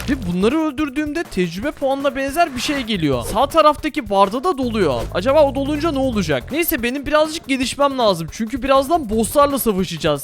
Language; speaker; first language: Turkish; native; Turkish